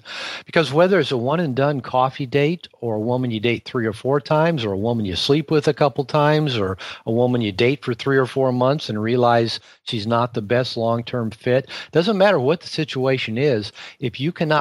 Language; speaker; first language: English; native; English